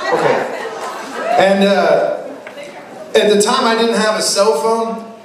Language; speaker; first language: English; native; English